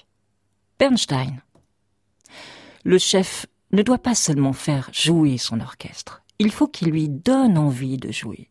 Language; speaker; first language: French; native; French